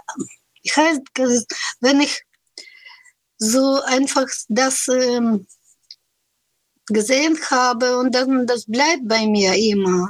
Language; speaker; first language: German; non-native, learner; Russian